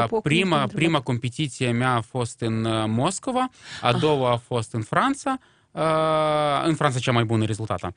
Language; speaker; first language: Romanian; non-native, local second language; Russian